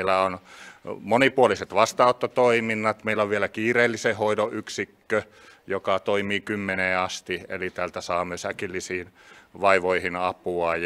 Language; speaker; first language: Finnish; native; Finnish